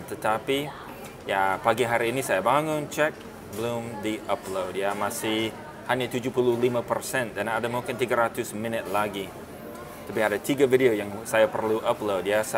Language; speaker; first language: Indonesian; non-native, fluent; English